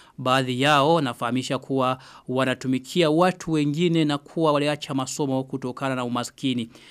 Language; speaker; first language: Swahili; non-native, local second language; Rundi